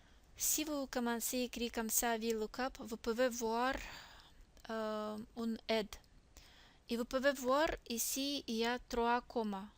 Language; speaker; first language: French; non-native, learner; Russian